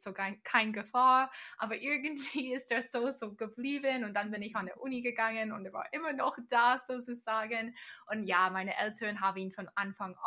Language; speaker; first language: German; non-native, fluent; English